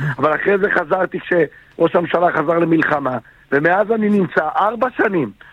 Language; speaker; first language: Hebrew; native; Hebrew